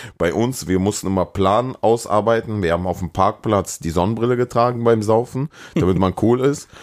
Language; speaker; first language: German; early bilingual, other home language; Russian